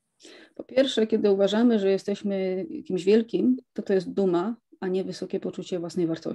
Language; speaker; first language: Polish; native; Polish